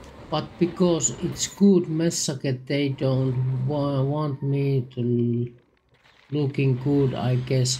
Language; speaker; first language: English; non-native, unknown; Finnish